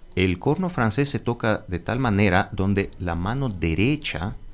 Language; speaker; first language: Spanish; early bilingual, other home language; Armenian